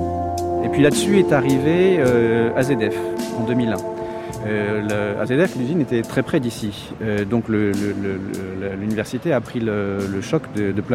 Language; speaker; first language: French; native; French